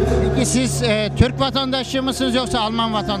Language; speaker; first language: Turkish; native; Turkish